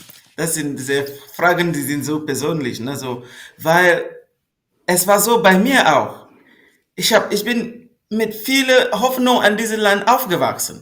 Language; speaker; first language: German; non-native, fluent; Northern Sotho